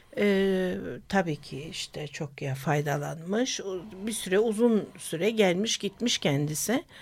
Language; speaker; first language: Turkish; native; Turkish